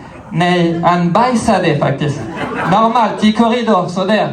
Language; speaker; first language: Swedish; non-native, fluent; French